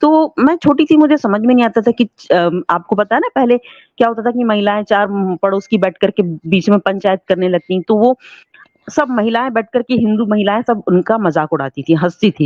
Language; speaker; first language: Hindi; native; Hindi